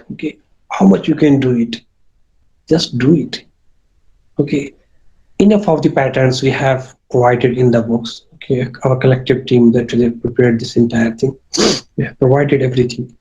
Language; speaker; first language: English; non-native, local second language; Urdu